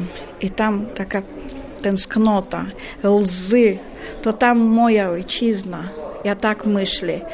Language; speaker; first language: Polish; non-native, learner; Russian